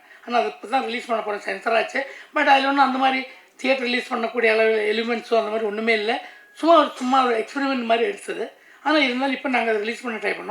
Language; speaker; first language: Tamil; non-native, local second language; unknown